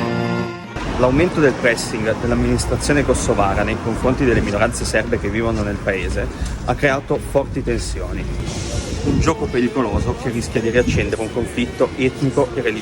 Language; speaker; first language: Italian; native; Italian